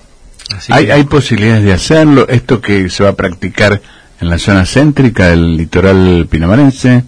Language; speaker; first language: Spanish; native; Spanish